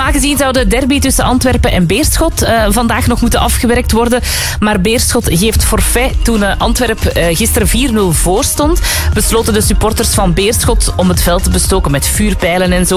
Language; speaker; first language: Dutch; native; Dutch